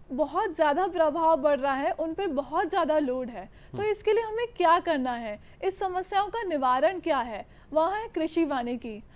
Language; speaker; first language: Hindi; native; Hindi